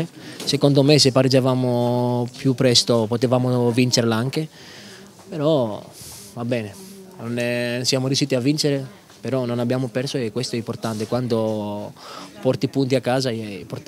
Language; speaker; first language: Italian; non-native, fluent; Greek